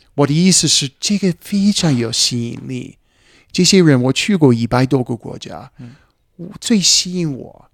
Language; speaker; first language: Chinese; non-native, fluent; English